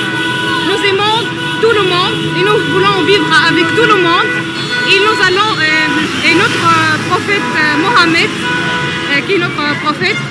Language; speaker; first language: French; non-native, local second language; Arabic